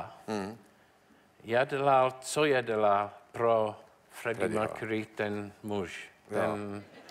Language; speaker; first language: Czech; non-native, learner; English